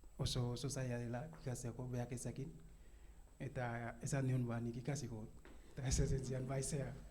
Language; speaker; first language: Basque; non-native, learner; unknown